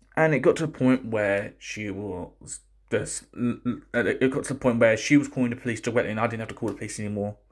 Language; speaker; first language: English; native; English